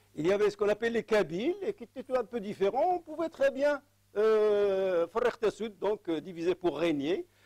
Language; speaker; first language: French; non-native, local second language; Arabic